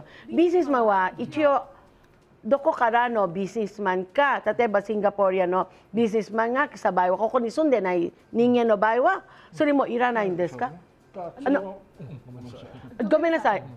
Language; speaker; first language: Japanese; non-native, fluent; Filipino